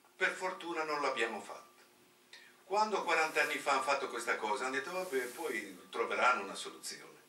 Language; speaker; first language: Italian; native; Italian